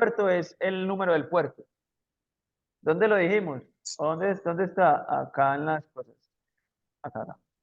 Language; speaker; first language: Spanish; native; Spanish